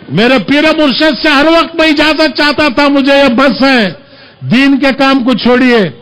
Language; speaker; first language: Urdu; native; Urdu